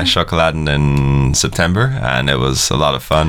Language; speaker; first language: English; native; English